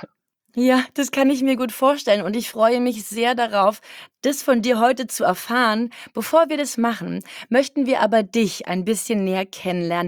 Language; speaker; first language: German; native; German